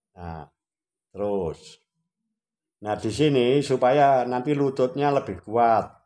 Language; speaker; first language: Indonesian; non-native, local second language; Javanese